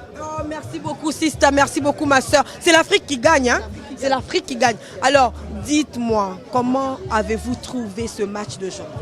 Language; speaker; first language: French; non-native, local second language; Lingala